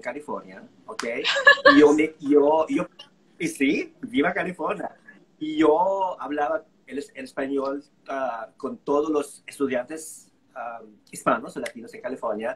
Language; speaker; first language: Spanish; non-native, fluent; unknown